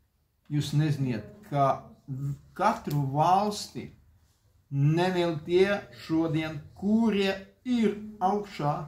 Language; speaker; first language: Latvian; non-native, local second language; Russian